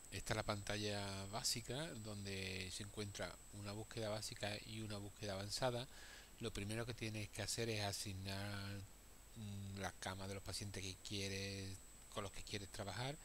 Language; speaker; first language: Spanish; native; Spanish